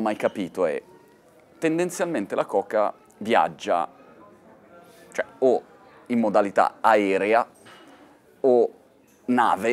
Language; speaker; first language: Italian; native; Italian